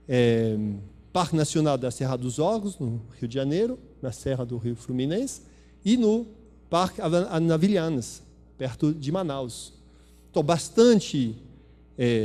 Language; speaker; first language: Portuguese; non-native, fluent; French